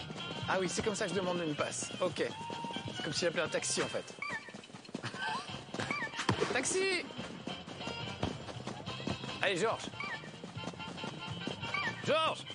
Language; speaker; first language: French; native; French